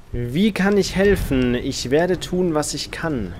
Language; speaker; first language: German; native; German